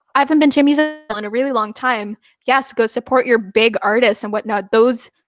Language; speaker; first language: English; non-native, fluent; Punjabi